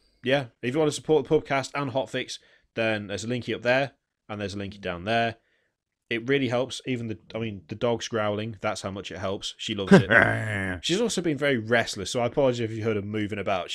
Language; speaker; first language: English; native; English